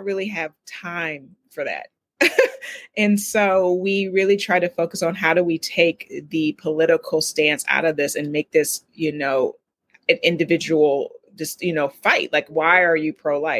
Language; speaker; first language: English; native; English